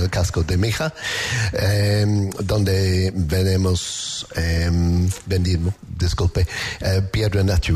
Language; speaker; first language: Spanish; non-native, learner; English